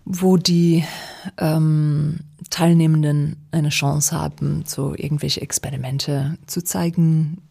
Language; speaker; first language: German; non-native, fluent; English